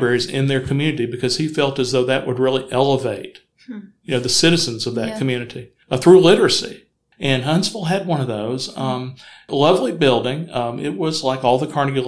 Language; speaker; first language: English; native; English